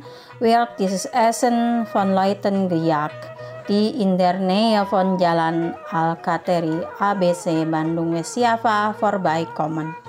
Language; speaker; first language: German; non-native, fluent; Indonesian